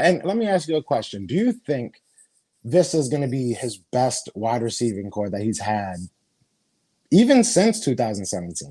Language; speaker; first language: English; native; English